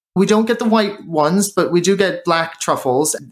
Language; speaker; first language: English; native; English